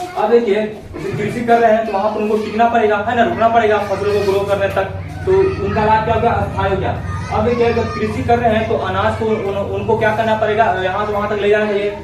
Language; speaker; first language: Hindi; native; Hindi